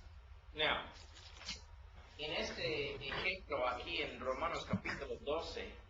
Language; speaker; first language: Spanish; non-native, learner; English